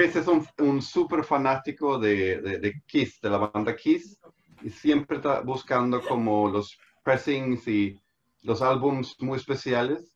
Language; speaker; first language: Spanish; non-native, fluent; Swedish